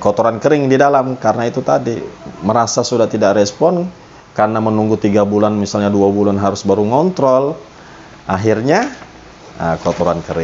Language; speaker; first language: Indonesian; native; Indonesian